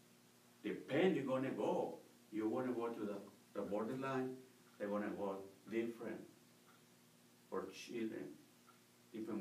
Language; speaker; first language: English; non-native, learner; Spanish